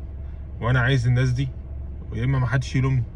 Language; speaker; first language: Arabic; native; Arabic